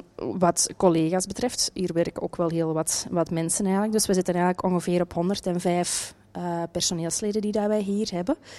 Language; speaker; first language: Dutch; native; Dutch